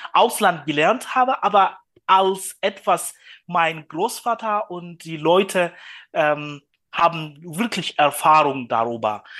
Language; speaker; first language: German; non-native, learner; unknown